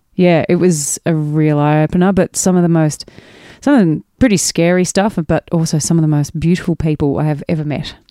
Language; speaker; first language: English; native; English